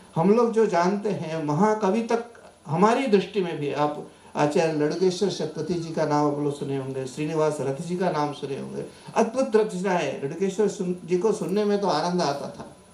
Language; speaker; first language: Hindi; non-native, local second language; Marathi